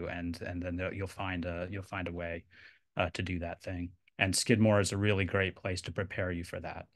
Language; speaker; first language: English; native; English